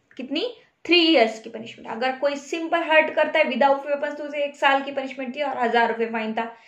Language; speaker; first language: Hindi; non-native, local second language; Marathi